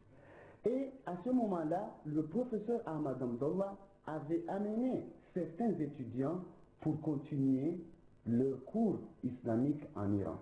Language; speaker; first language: French; non-native, local second language; Ngazidja Comorian